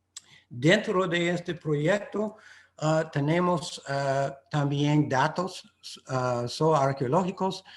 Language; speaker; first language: Spanish; non-native, fluent; English